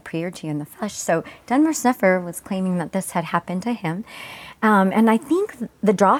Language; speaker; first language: English; native; English